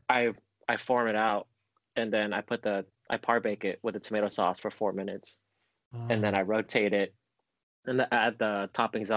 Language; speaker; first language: English; native; English